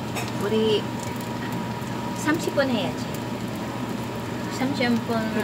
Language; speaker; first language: Korean; non-native, learner; Filipino